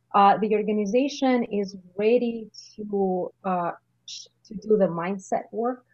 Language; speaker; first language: English; non-native, fluent; Russian